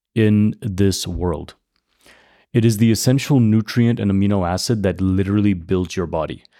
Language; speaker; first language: English; early bilingual, other home language; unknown